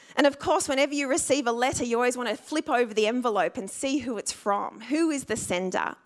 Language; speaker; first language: English; native; English